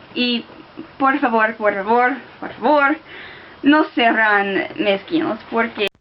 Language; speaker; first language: Spanish; non-native, learner; English